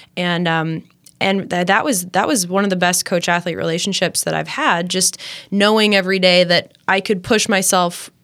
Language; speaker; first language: English; native; English